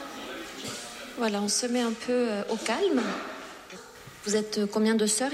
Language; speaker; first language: French; native; French